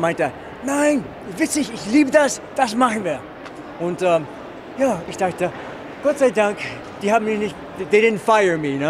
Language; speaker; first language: German; non-native, fluent; English